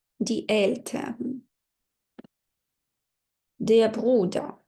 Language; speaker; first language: German; non-native, fluent; Ukrainian